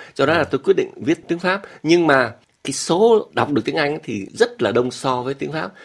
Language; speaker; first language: Vietnamese; native; Vietnamese